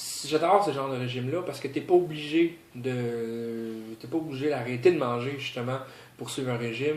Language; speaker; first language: French; native; French